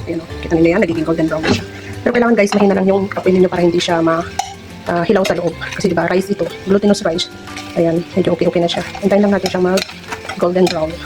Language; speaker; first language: Filipino; non-native, local second language; Iloko